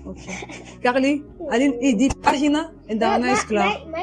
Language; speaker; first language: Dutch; non-native, learner; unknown